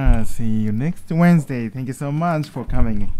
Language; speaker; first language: English; non-native, learner; Japanese